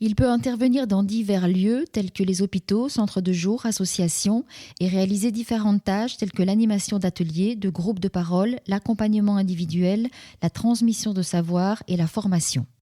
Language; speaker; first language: French; native; French